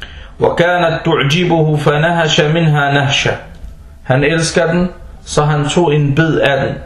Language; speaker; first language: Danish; non-native, fluent; Arabic